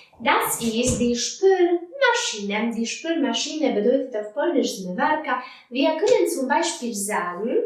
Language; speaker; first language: German; non-native, fluent; Polish